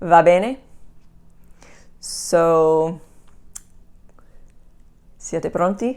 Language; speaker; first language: Italian; non-native, fluent; English